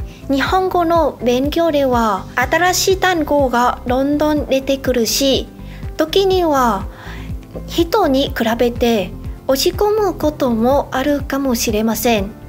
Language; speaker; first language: Japanese; non-native, fluent; Vietnamese